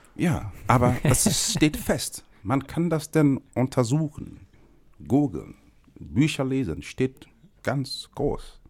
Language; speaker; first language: German; non-native, fluent; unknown